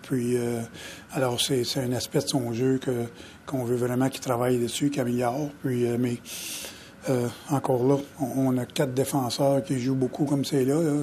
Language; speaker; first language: French; native; French